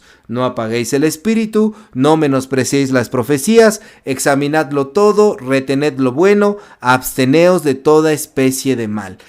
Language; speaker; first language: Spanish; native; Spanish